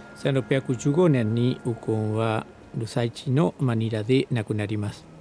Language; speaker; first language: Japanese; non-native, fluent; Spanish